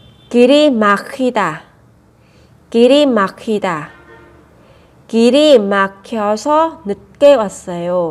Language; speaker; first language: Korean; non-native, fluent; Vietnamese